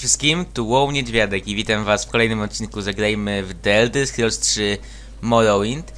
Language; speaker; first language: Polish; native; Polish